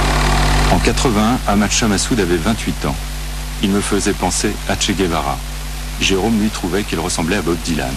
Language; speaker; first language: French; native; French